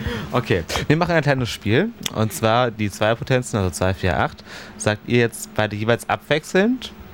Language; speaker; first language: German; native; German